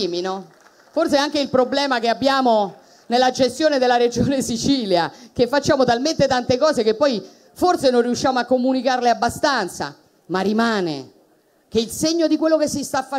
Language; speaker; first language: Italian; native; Italian